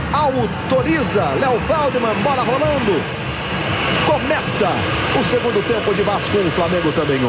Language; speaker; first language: Portuguese; native; Portuguese